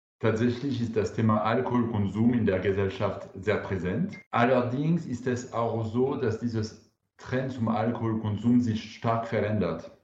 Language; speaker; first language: German; non-native, fluent; French